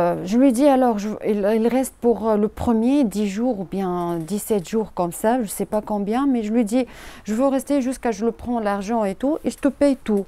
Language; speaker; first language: French; non-native, learner; Arabic